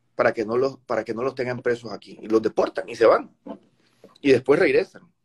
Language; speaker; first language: Spanish; native; Spanish